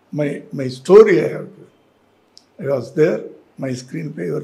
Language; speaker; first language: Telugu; non-native, learner; Tamil